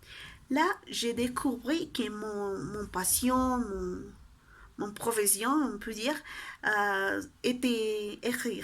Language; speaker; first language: French; non-native, learner; Spanish